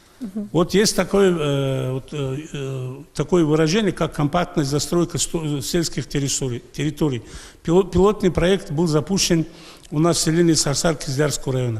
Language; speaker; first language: Russian; native; Russian